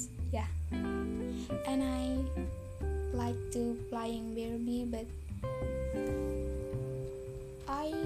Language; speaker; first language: English; non-native, learner; Indonesian